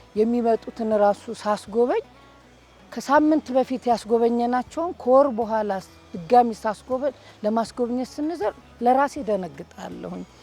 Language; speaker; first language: Amharic; native; Amharic